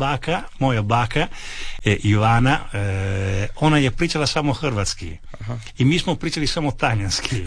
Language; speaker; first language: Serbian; non-native, fluent; Italian